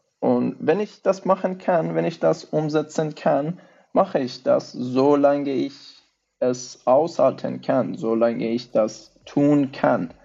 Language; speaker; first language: German; non-native, fluent; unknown